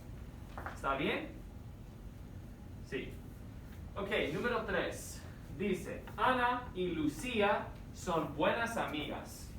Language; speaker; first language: Spanish; non-native, fluent; English